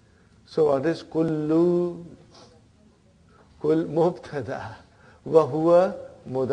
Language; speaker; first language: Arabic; non-native, fluent; Urdu